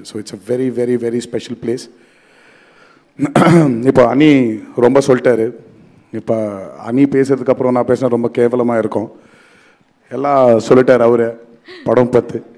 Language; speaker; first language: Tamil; non-native, learner; Telugu